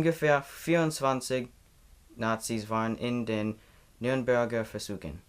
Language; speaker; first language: German; non-native, learner; English